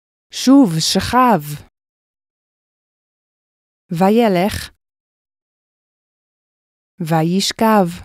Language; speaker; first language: Hebrew; non-native, fluent; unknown